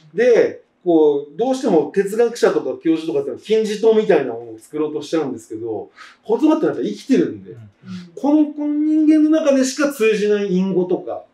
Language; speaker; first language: Japanese; native; Japanese